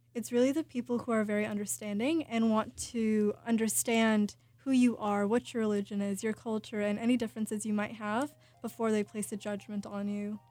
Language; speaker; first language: English; native; English